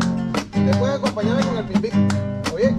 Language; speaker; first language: Spanish; native; Spanish